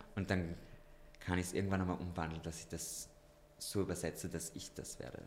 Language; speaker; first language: German; early bilingual, other home language; Romanian